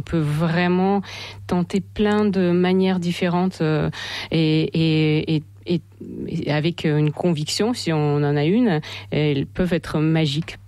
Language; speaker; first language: French; non-native, fluent; Russian